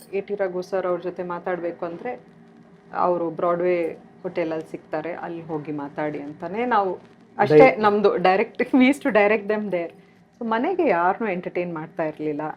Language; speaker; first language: Kannada; non-native, local second language; Kodava